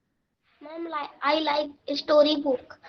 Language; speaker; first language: English; non-native, learner; Hindi